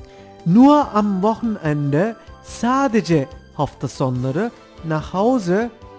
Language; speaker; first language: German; non-native, fluent; Turkish